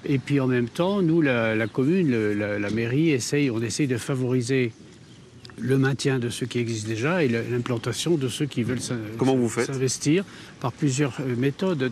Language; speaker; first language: French; native; French